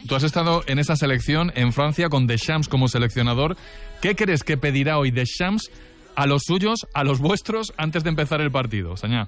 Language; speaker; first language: Spanish; native; Spanish